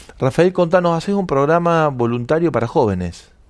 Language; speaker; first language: Spanish; native; Spanish